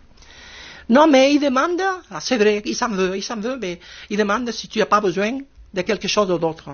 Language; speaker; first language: French; non-native, fluent; Spanish